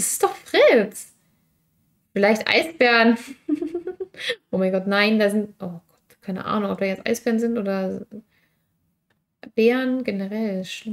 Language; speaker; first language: German; native; German